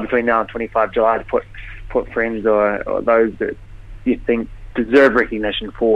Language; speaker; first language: English; native; English